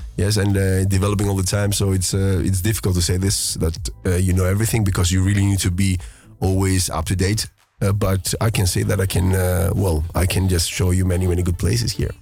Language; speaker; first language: English; early bilingual, other home language; Greek